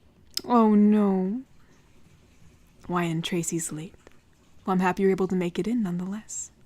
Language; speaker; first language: English; native; English